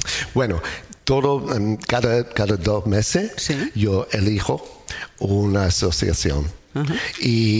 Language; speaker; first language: Spanish; non-native, learner; English